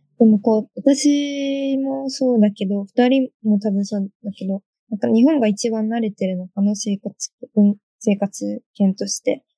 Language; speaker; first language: Japanese; early bilingual, other home language; Chinese